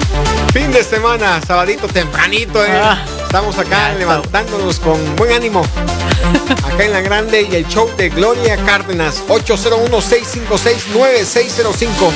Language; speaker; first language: Spanish; native; Spanish